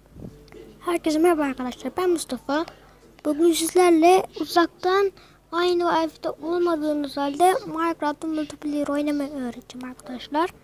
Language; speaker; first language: Turkish; native; Turkish